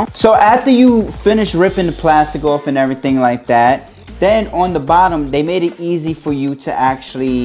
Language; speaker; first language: English; native; English